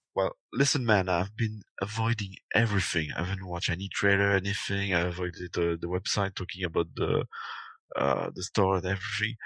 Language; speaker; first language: English; non-native, fluent; French